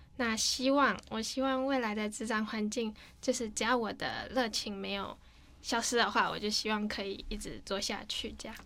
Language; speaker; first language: Chinese; native; Chinese